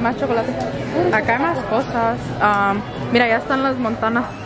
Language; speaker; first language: Spanish; early bilingual, heritage; Spanish